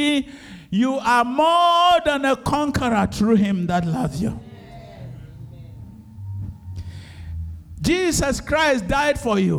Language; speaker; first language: English; non-native, local second language; Akan